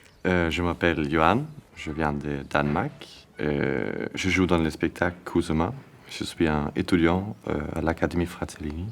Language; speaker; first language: French; non-native, fluent; Danish